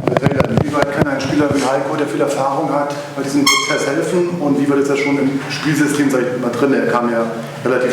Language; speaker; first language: German; native; German